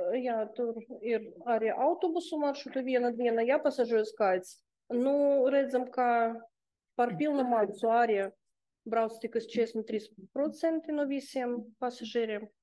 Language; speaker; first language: Latvian; non-native, local second language; Russian